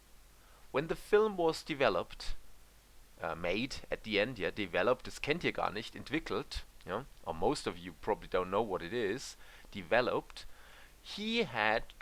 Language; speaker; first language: English; non-native, fluent; German